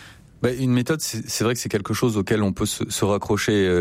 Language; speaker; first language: French; native; French